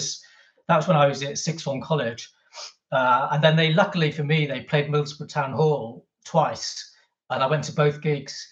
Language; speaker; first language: English; native; English